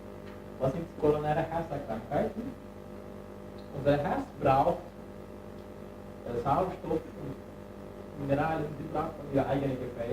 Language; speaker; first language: German; non-native, learner; Turkish